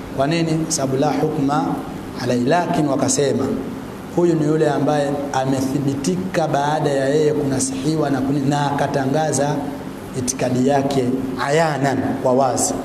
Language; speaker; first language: Swahili; native; Swahili